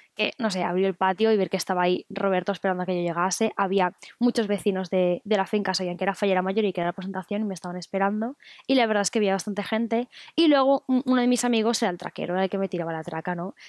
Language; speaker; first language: Spanish; native; Spanish